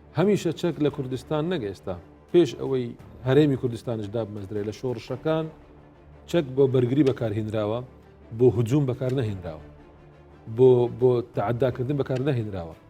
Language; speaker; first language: Central Kurdish; non-native, local second language; Assyrian Neo-Aramaic